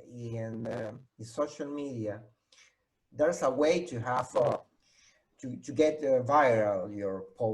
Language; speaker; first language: English; non-native, fluent; Spanish